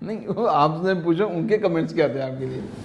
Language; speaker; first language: Hindi; native; Hindi